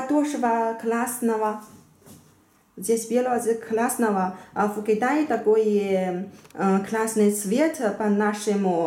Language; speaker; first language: Russian; non-native, learner; Chinese